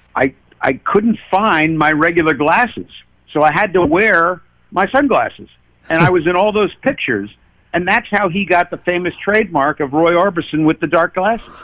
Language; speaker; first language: English; native; English